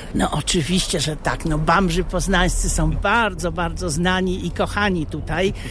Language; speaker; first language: Polish; native; Polish